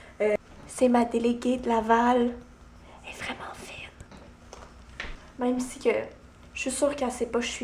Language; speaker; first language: French; native; French